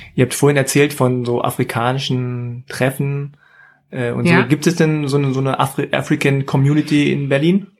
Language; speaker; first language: German; native; German